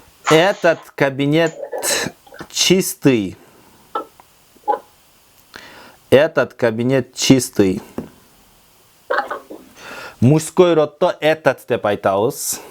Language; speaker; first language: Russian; non-native, local second language; Kyrgyz